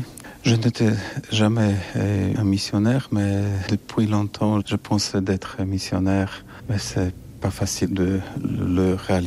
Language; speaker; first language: French; non-native, fluent; Polish